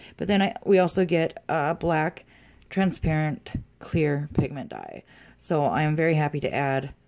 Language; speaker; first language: English; native; English